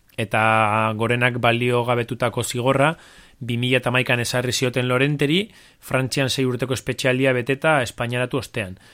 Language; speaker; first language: Basque; native; Basque